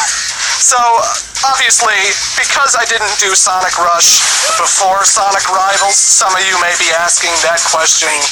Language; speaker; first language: English; native; English